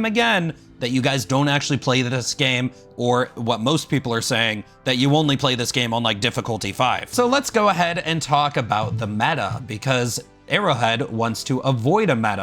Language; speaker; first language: English; native; English